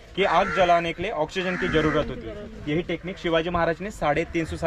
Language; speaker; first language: Hindi; non-native, local second language; Marathi